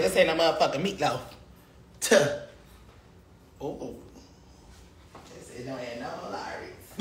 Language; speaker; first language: English; native; English